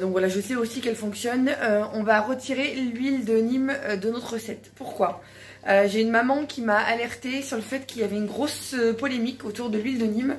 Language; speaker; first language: French; native; French